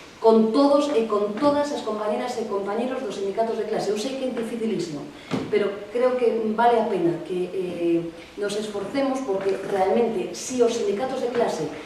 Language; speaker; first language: Galician; non-native, local second language; Spanish